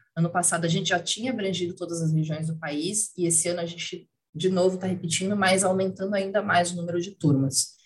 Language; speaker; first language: Portuguese; native; Portuguese